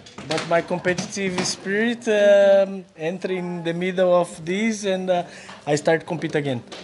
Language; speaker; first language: English; non-native, fluent; Portuguese